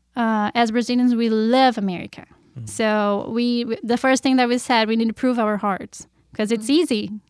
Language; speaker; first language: English; non-native, fluent; Portuguese